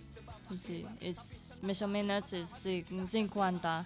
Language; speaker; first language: Catalan; non-native, learner; Indonesian